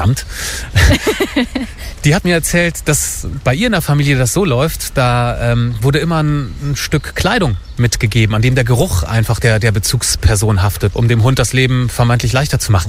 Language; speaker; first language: German; native; German